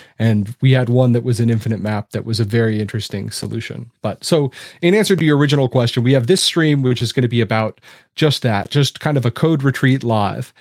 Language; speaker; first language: English; native; English